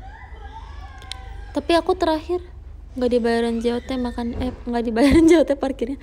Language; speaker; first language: Indonesian; native; Indonesian